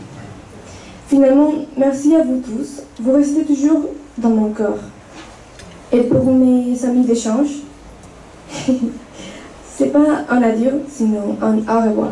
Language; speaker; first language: French; non-native, fluent; Spanish